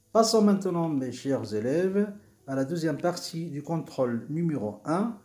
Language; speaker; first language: French; non-native, local second language; Arabic